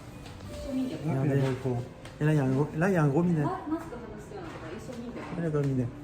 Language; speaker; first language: French; native; French